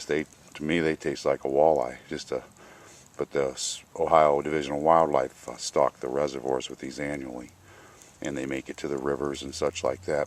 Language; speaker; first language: English; native; English